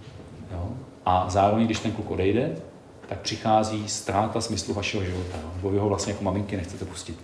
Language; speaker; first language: Czech; native; Czech